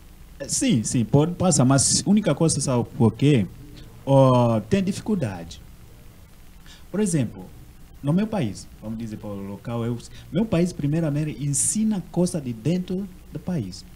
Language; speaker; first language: Portuguese; non-native, learner; Swahili